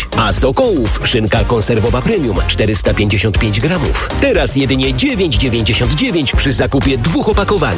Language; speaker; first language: Polish; native; Polish